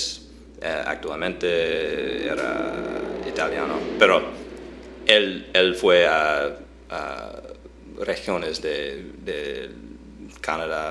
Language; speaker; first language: Spanish; non-native, fluent; English